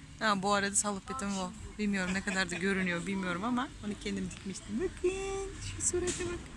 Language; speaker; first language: Turkish; non-native, fluent; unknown